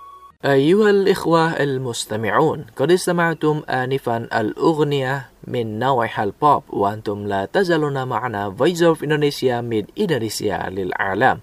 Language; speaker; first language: Arabic; non-native, fluent; Indonesian